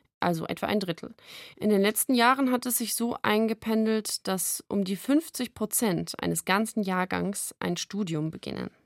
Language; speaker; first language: German; native; German